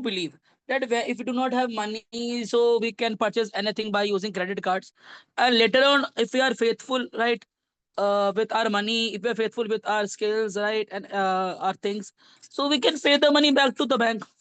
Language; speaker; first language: English; non-native, fluent; Hindi